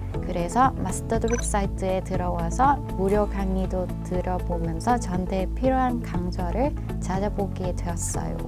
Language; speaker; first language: Korean; non-native, fluent; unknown